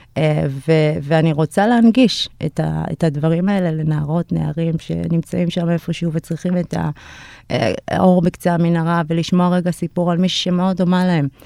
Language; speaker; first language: Hebrew; early bilingual, other home language; Amharic